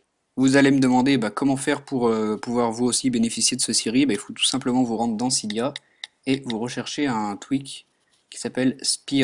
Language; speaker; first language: French; native; French